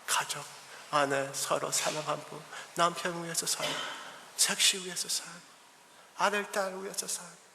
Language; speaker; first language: Korean; early bilingual, heritage; English